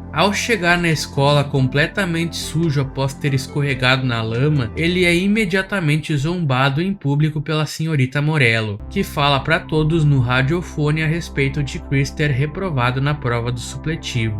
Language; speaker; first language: Portuguese; native; Portuguese